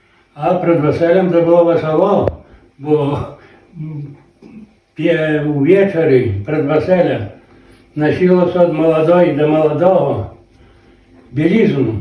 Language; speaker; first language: Polish; non-native, local second language; Belarusian